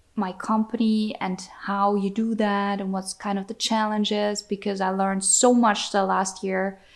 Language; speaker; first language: English; non-native, fluent; German